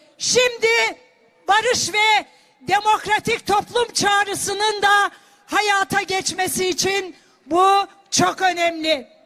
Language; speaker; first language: Turkish; non-native, local second language; Kurdish